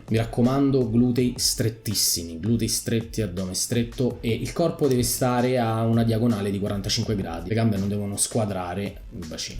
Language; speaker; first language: Italian; native; Italian